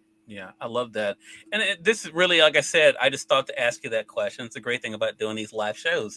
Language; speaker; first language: English; native; English